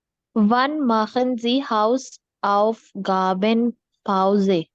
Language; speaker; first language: German; non-native, learner; Hindi